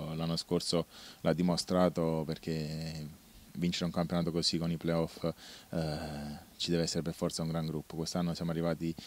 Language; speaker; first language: Italian; native; Italian